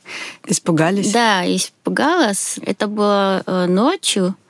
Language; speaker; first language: Russian; non-native, fluent; Swedish